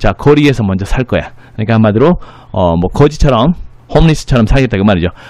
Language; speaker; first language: Korean; native; Korean